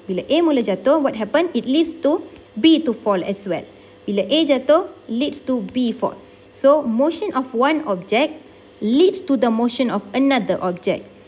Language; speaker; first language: English; non-native, local second language; Malay